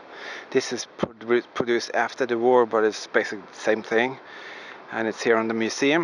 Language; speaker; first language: English; non-native, fluent; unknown